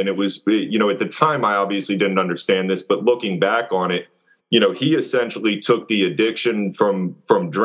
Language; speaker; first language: English; native; English